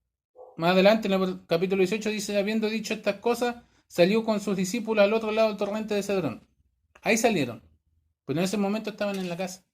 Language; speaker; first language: Spanish; native; Spanish